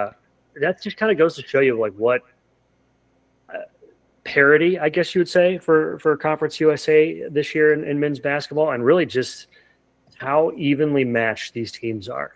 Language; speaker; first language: English; native; English